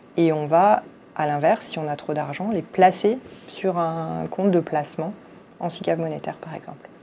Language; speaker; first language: French; native; French